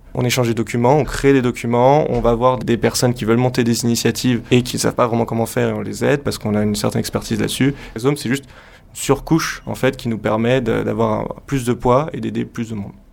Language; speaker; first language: French; native; French